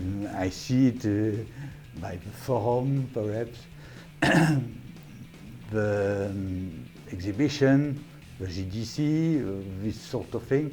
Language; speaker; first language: English; non-native, learner; French